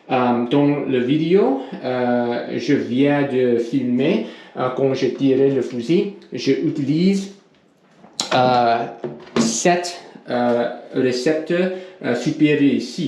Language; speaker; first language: French; non-native, learner; English